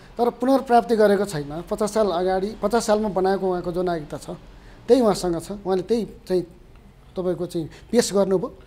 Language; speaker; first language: Nepali; native; Nepali